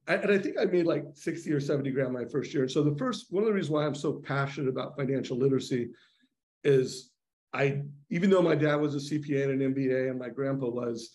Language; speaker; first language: English; native; English